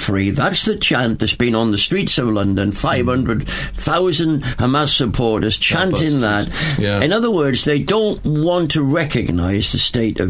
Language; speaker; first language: English; native; English